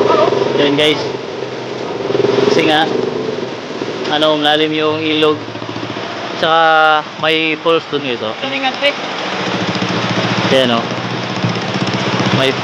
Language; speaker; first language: Filipino; non-native, local second language; Cebuano